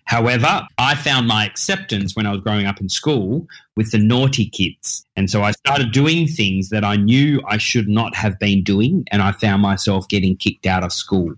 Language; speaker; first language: English; native; English